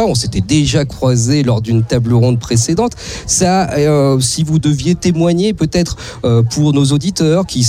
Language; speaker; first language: French; native; French